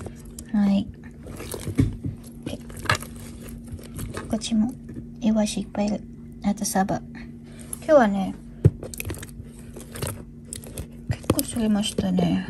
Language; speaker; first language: Japanese; non-native, learner; Filipino